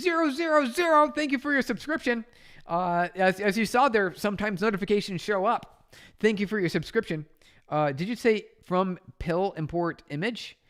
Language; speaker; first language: English; native; English